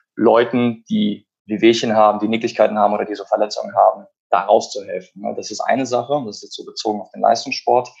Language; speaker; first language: German; native; German